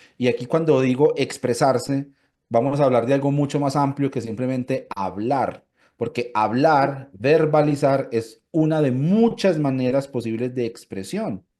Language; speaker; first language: Spanish; native; Spanish